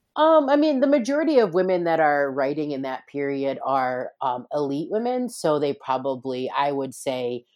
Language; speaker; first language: English; native; English